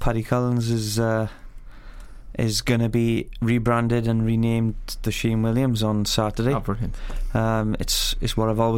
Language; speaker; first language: English; native; English